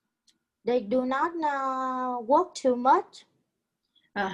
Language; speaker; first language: English; non-native, learner; Vietnamese